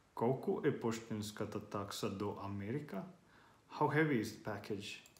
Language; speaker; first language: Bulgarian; non-native, learner; Finnish